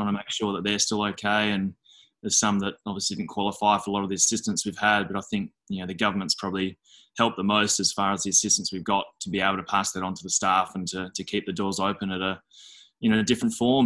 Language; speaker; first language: English; native; English